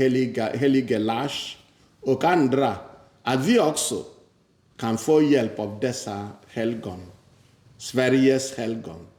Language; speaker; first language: Swedish; non-native, fluent; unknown